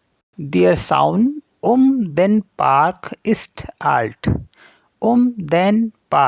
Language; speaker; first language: German; non-native, fluent; Hindi